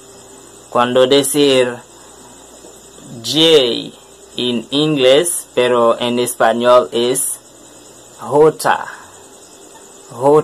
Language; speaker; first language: Spanish; non-native, learner; French